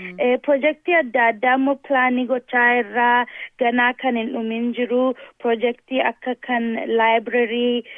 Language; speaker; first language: Oromo; early bilingual, heritage; Oromo